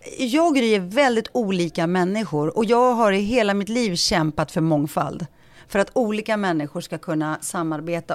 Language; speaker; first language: Swedish; early bilingual, other home language; Greek